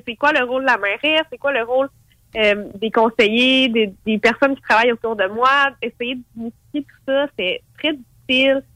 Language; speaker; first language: French; native; French